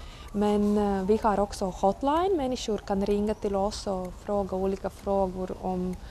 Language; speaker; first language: Swedish; non-native, fluent; Latvian